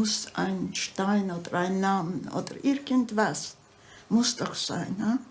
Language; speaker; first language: German; early bilingual, heritage; German